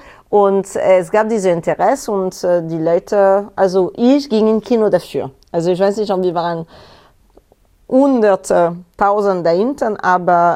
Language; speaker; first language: German; non-native, learner; French